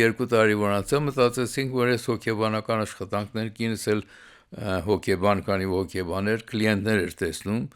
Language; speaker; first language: Armenian; early bilingual, heritage; Armenian